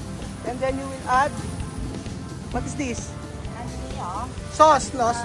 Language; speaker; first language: English; non-native, learner; Filipino